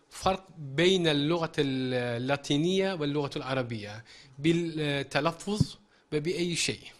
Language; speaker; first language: Arabic; non-native, fluent; Turkish